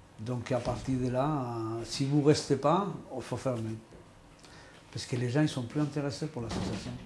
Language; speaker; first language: French; non-native, fluent; Spanish